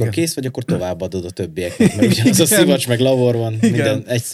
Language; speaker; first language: Hungarian; native; Hungarian